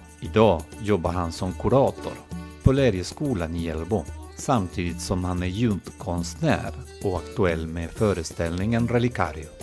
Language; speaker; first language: Swedish; non-native, fluent; Spanish